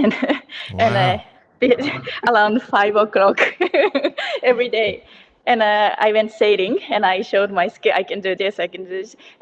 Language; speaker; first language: English; non-native, learner; Japanese